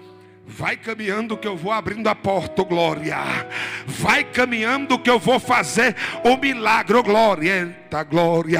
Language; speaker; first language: Portuguese; native; Portuguese